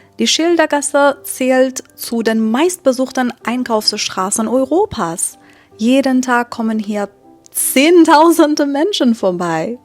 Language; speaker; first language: German; non-native, fluent; Persian